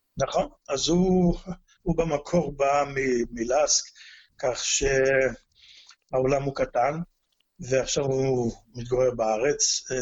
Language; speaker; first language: Hebrew; native; Hebrew